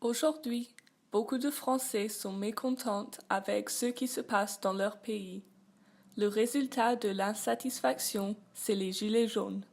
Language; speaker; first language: French; non-native, learner; Dutch